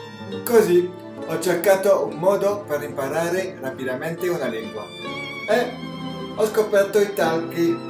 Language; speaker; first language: Italian; non-native, fluent; French